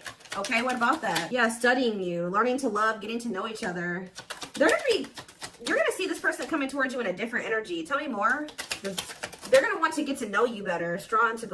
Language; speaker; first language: English; native; English